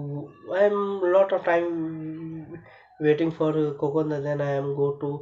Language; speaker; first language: English; non-native, learner; Bangla